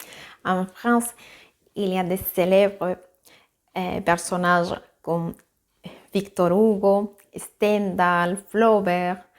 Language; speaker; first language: French; non-native, fluent; Spanish